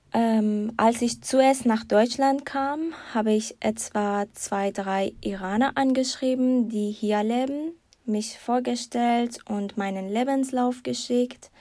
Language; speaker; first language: German; non-native, learner; Persian